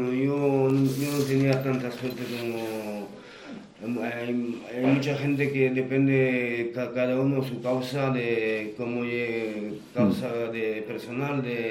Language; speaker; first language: Spanish; non-native, fluent; Romanian